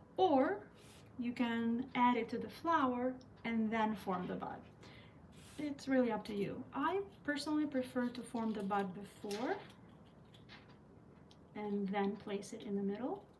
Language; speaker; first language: English; early bilingual, other home language; Albanian